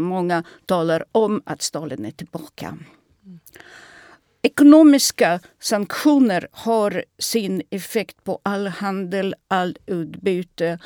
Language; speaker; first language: Swedish; non-native, fluent; Russian